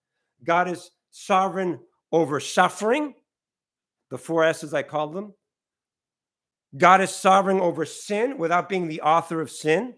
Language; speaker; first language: English; native; English